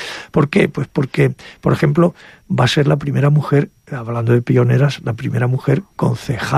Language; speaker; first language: Spanish; native; Spanish